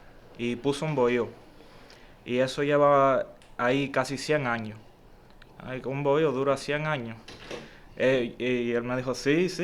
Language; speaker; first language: Spanish; early bilingual, heritage; Spanish